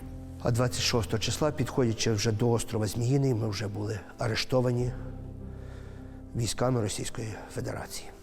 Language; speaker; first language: Ukrainian; native; Ukrainian